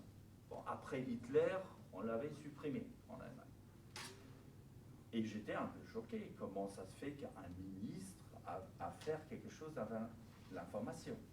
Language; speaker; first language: French; non-native, fluent; German